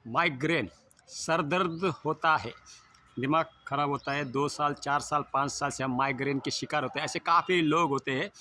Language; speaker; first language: Hindi; non-native, local second language; Marathi